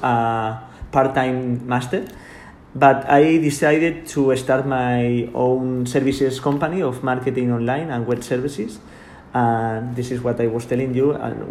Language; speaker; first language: English; non-native, learner; Spanish